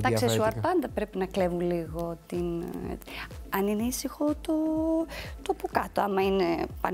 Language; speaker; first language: Greek; native; Greek